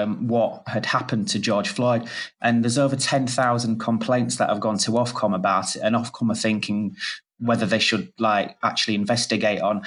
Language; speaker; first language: English; native; English